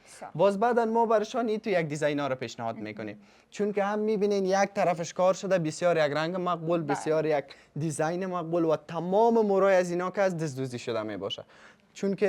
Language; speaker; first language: Persian; native; Persian